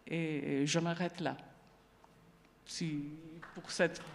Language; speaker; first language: French; non-native, fluent; Italian